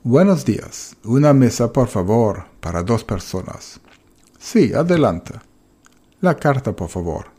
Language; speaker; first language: Spanish; non-native, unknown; German